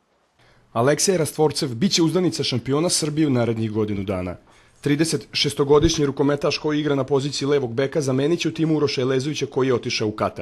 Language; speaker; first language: Serbian; native; Serbian